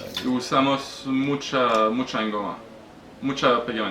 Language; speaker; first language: Spanish; non-native, learner; French